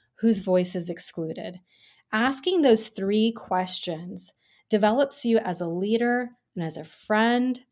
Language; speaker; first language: English; early bilingual, other home language; Gujarati